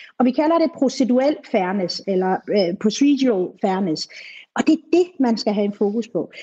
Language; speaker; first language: Danish; native; Danish